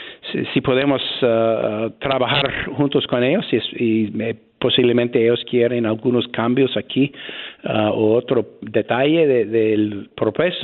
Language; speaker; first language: Spanish; non-native, fluent; English